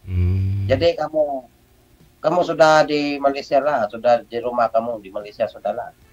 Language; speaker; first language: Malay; non-native, learner; Filipino